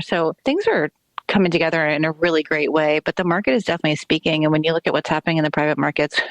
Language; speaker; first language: English; native; English